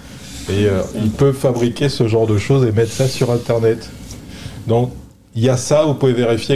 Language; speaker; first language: French; native; French